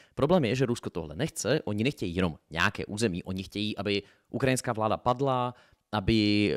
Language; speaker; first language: Czech; non-native, fluent; Russian